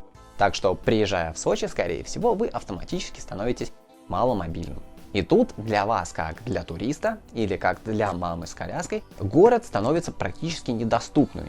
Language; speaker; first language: Russian; native; Russian